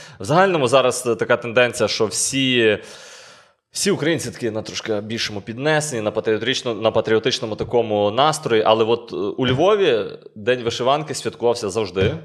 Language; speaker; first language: Ukrainian; native; Ukrainian